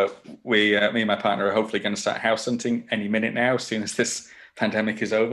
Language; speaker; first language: English; native; English